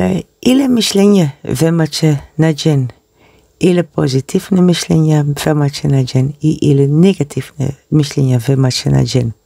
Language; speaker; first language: Polish; non-native, learner; Dutch